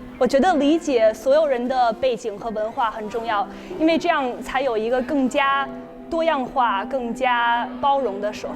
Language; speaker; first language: Chinese; early bilingual, heritage; Chinese